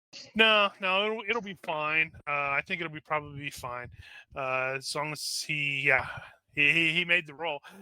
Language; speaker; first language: English; native; English